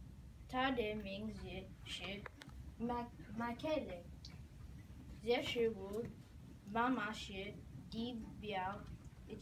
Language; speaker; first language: Chinese; non-native, learner; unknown